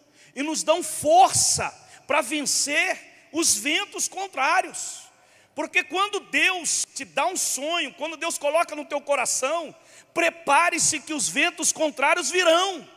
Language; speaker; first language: Portuguese; native; Portuguese